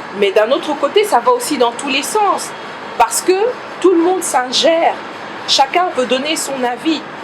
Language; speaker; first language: French; non-native, local second language; Lingala